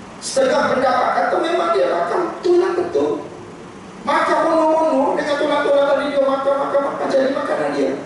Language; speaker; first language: Malay; native; Malay